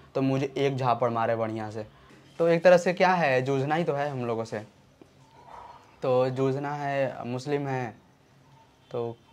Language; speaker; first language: Hindi; native; Hindi